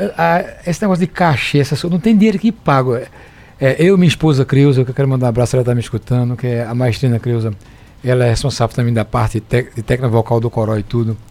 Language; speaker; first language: Portuguese; native; Portuguese